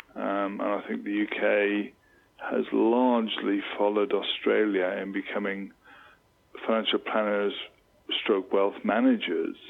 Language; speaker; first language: English; native; English